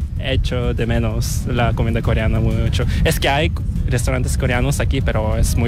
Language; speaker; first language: Spanish; non-native, fluent; Russian